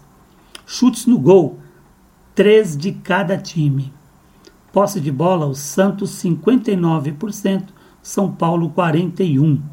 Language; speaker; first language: Portuguese; native; Portuguese